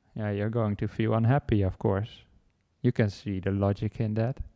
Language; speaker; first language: English; non-native, fluent; Dutch